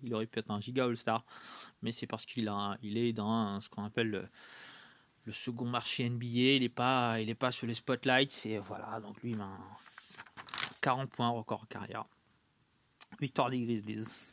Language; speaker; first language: French; native; French